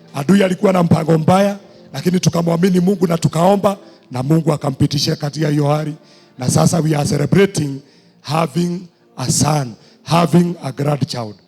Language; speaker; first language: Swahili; non-native, local second language; Kikuyu